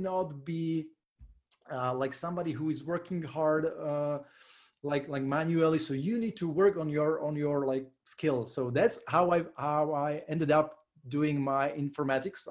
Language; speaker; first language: English; non-native, fluent; Slovak